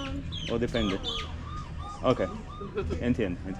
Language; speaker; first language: Spanish; non-native, fluent; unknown